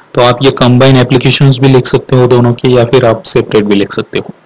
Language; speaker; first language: Hindi; non-native, local second language; Marathi